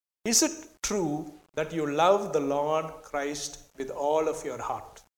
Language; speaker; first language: English; non-native, local second language; Tamil